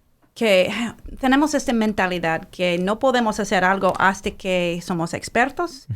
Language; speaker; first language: Spanish; non-native, fluent; English